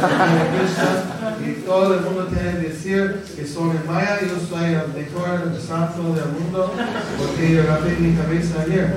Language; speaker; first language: Spanish; non-native, fluent; English